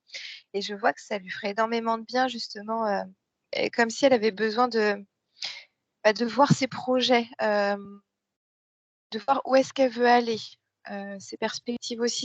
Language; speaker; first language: French; native; French